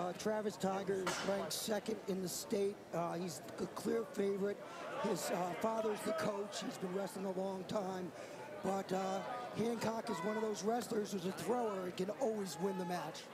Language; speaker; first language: English; native; English